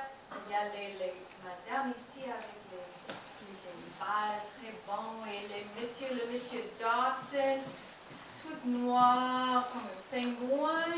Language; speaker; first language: French; non-native, learner; English